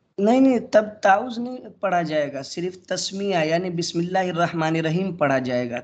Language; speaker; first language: Urdu; native; Urdu